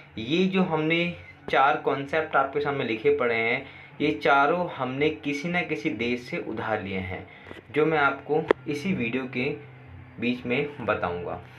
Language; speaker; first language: Hindi; native; Hindi